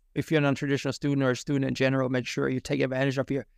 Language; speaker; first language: English; non-native, fluent; German